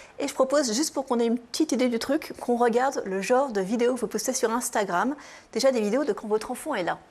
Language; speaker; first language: French; native; French